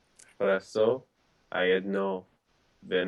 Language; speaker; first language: Czech; non-native, learner; English